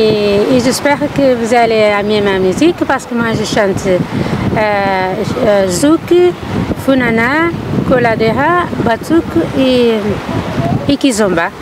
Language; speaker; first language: French; non-native, learner; Kabuverdianu